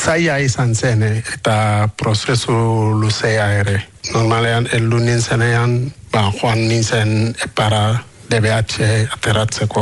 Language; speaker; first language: Basque; non-native, learner; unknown